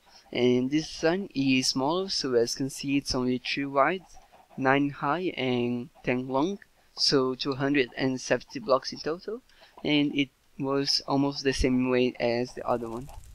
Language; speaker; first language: English; non-native, fluent; Portuguese